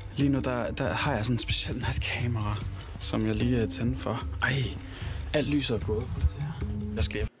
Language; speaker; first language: Danish; native; Danish